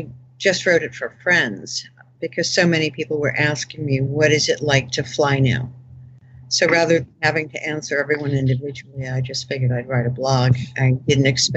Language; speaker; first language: English; native; English